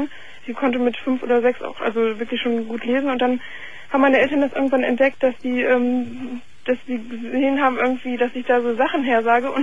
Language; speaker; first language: German; native; German